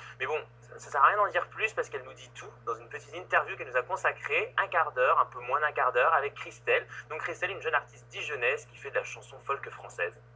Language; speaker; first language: French; native; French